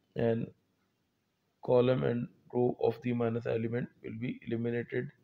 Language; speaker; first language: English; non-native, local second language; Urdu